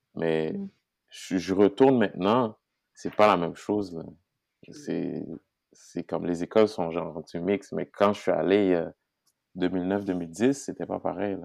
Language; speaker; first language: French; non-native, local second language; Haitian Creole